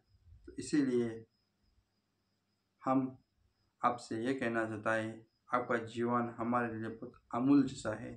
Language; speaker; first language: Hindi; non-native, local second language; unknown